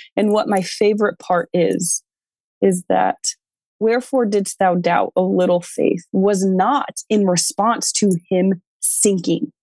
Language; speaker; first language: English; native; English